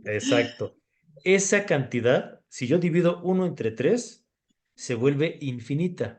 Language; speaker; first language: Spanish; native; Spanish